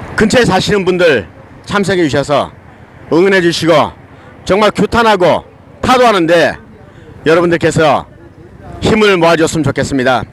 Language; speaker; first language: Korean; native; Korean